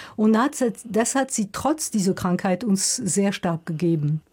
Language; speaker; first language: German; non-native, local second language; Swiss German